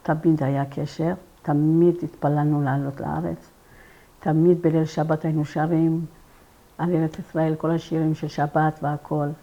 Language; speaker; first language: Hebrew; non-native, fluent; Persian